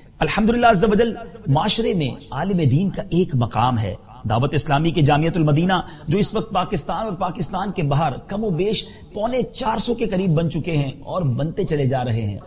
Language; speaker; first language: Urdu; native; Urdu